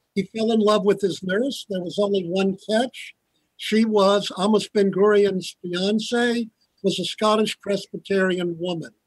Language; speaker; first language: English; native; English